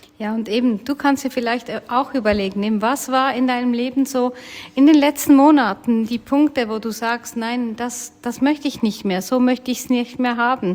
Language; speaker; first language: German; native; German